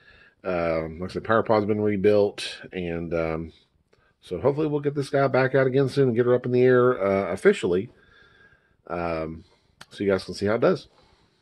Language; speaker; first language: English; native; English